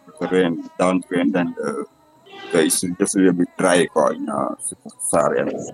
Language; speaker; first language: English; non-native, learner; Wolof